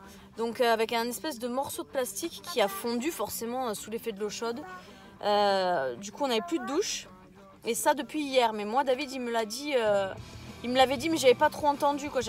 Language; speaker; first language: French; native; French